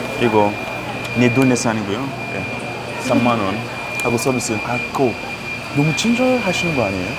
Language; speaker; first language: Korean; non-native, fluent; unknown